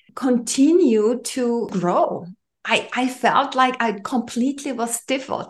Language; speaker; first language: English; non-native, fluent; German